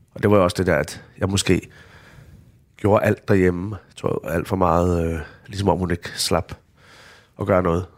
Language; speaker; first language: Danish; native; Danish